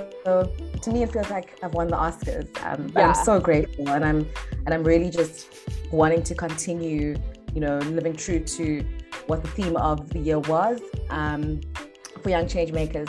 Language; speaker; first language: English; non-native, local second language; Xhosa